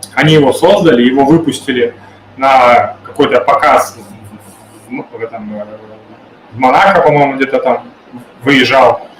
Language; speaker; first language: Russian; native; Russian